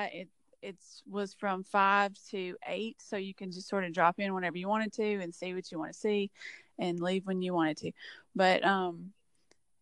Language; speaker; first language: English; native; English